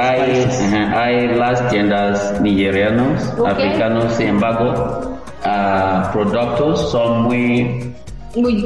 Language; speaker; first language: Spanish; non-native, learner; English